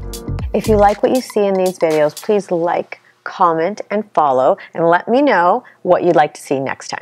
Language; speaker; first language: English; native; English